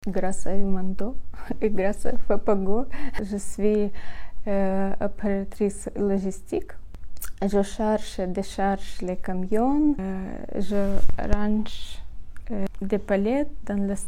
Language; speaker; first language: French; non-native, learner; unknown